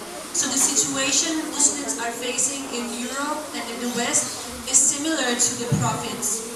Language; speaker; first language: English; non-native, fluent; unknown